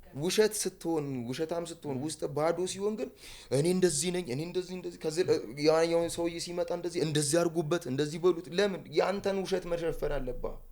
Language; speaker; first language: Amharic; native; Amharic